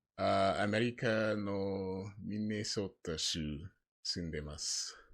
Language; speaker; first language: Japanese; non-native, learner; English